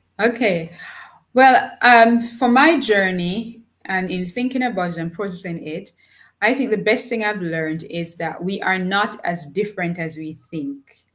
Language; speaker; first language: English; native; English